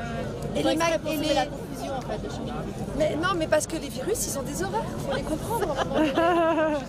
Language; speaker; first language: French; native; French